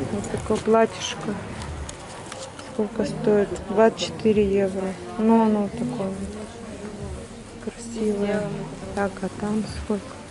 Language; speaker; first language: Russian; native; Russian